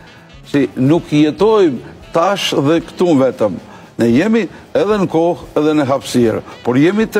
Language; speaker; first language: Albanian; native; Albanian